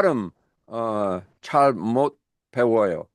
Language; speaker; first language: Korean; non-native, learner; English